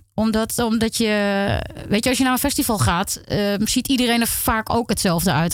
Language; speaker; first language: Dutch; native; Dutch